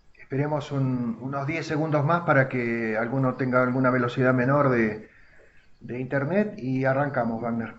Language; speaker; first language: Spanish; native; Spanish